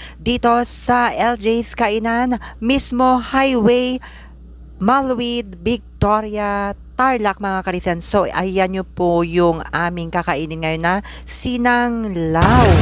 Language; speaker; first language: Filipino; non-native, local second language; Iloko